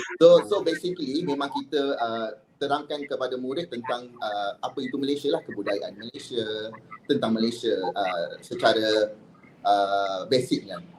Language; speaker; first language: Malay; native; Malay